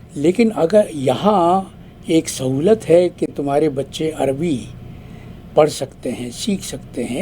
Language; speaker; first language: Urdu; native; Urdu